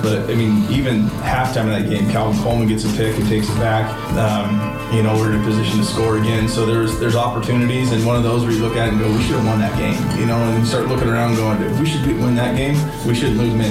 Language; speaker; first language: English; native; English